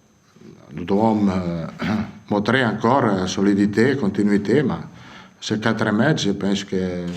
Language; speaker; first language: French; non-native, fluent; Italian